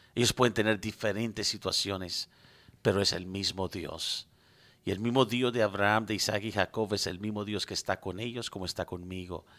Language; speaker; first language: Spanish; early bilingual, heritage; Spanish